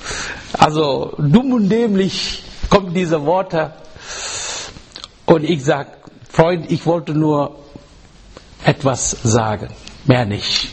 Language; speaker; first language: German; non-native, learner; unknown